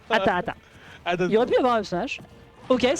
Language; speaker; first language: French; native; French